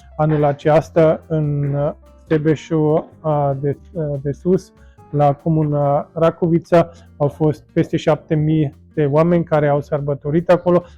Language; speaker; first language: Romanian; non-native, fluent; German